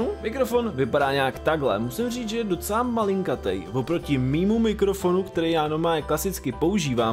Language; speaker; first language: Czech; native; Czech